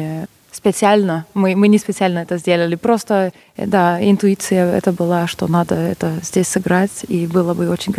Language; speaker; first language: Russian; non-native, fluent; Lithuanian